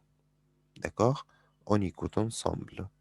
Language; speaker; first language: French; non-native, fluent; Arabic